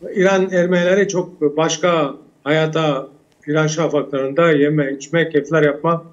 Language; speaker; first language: Turkish; early bilingual, heritage; Turkish